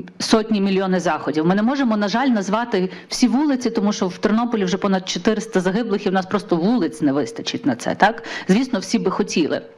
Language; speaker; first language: Ukrainian; native; Ukrainian